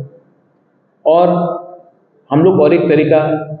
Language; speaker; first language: Hindi; non-native, local second language; Kok Borok